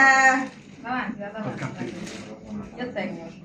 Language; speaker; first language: Italian; native; Italian